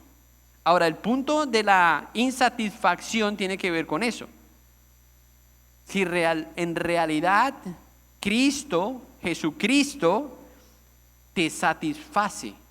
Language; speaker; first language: Spanish; native; Spanish